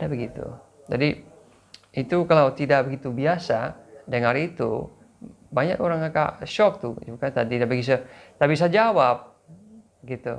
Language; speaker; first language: Indonesian; non-native, fluent; English